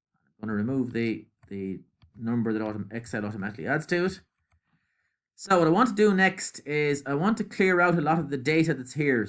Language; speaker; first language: English; native; English